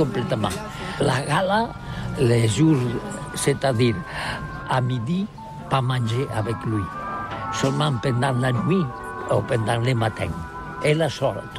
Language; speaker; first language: French; non-native, learner; Catalan